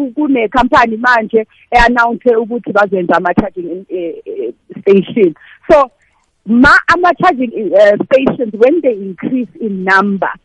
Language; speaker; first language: South Ndebele; non-native, local second language; Venda